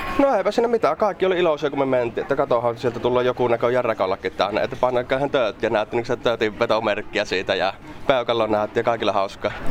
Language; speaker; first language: Finnish; native; Finnish